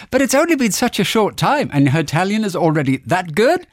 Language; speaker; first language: English; non-native, fluent; German